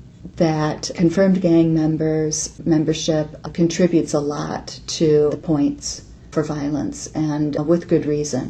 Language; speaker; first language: English; native; English